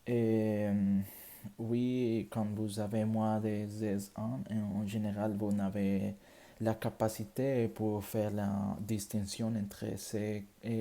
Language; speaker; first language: French; non-native, learner; Spanish